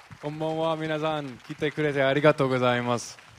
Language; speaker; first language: Japanese; non-native, learner; English